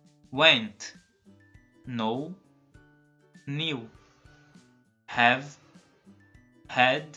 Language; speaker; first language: English; non-native, learner; Portuguese